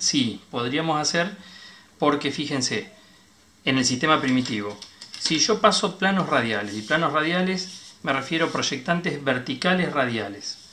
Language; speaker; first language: Spanish; native; Spanish